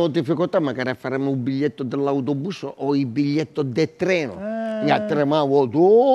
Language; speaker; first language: Italian; native; Italian